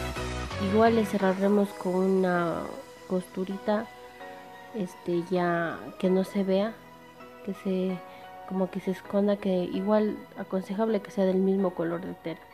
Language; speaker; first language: Spanish; native; Spanish